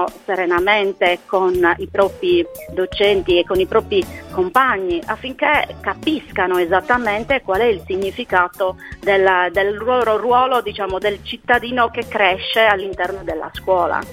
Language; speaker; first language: Italian; native; Italian